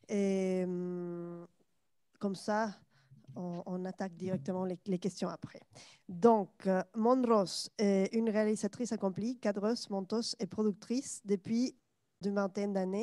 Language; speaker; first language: French; non-native, fluent; Spanish